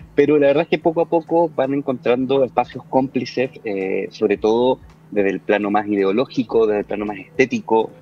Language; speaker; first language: Spanish; native; Spanish